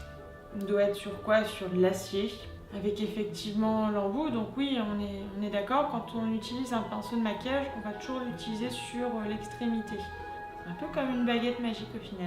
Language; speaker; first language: French; native; French